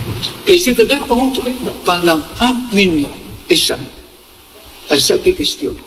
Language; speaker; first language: French; non-native, fluent; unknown